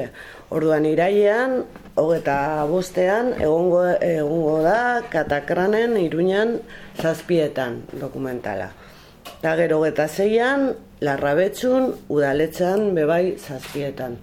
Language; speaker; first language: Basque; non-native, local second language; Spanish